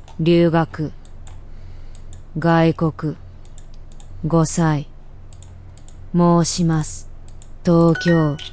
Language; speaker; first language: Japanese; non-native, learner; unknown